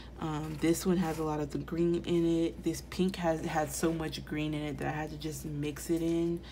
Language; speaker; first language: English; native; English